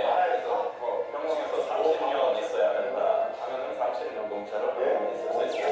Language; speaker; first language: Korean; non-native, fluent; Norwegian